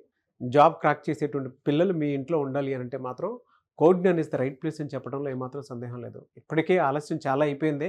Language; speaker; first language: Telugu; native; Telugu